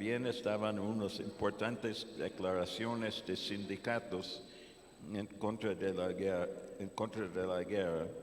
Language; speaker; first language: Spanish; non-native, fluent; English